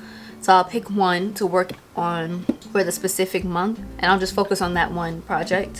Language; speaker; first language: English; native; English